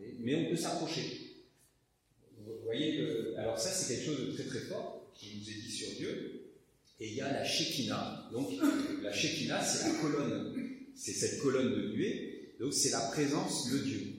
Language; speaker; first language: French; native; French